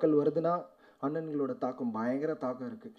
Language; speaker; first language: Tamil; native; Tamil